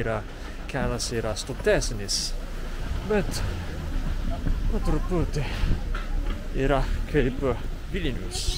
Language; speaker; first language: Lithuanian; non-native, learner; Japanese